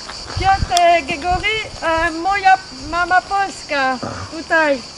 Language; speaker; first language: Polish; early bilingual, heritage; French